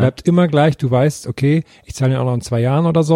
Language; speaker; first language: German; native; German